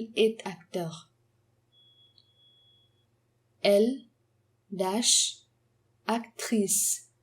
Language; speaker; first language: French; non-native, fluent; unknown